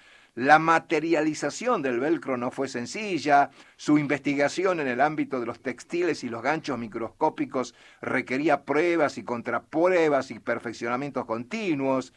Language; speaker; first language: Spanish; native; Spanish